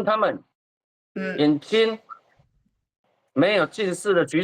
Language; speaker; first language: Chinese; native; Chinese